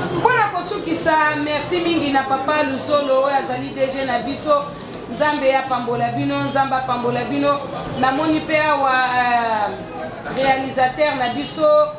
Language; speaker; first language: Lingala; native; Lingala